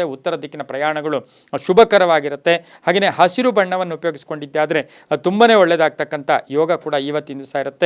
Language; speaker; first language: Kannada; native; Kannada